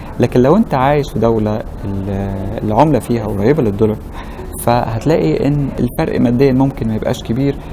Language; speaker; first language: Arabic; native; Arabic